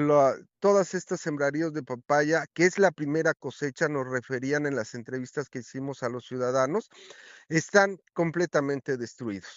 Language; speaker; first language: Spanish; native; Spanish